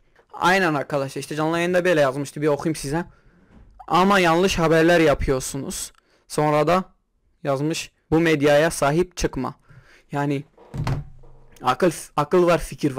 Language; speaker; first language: Turkish; non-native, local second language; Kurdish